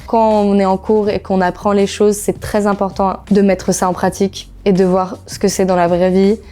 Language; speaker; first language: French; non-native, fluent; Portuguese